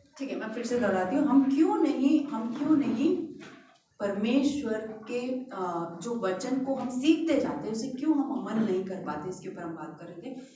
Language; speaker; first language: Hindi; non-native, local second language; Malayalam